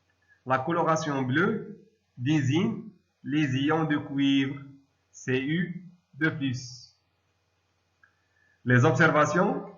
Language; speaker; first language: French; non-native, local second language; Arabic